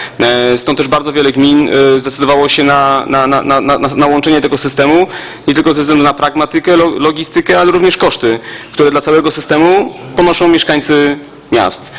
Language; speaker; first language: Polish; native; Polish